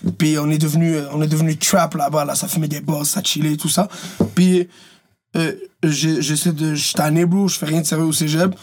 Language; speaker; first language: French; early bilingual, other home language; Arabic